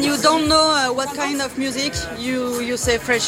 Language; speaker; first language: English; non-native, learner; French